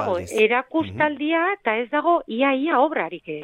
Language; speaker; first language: Basque; non-native, local second language; Spanish